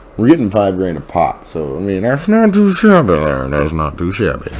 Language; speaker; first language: English; native; English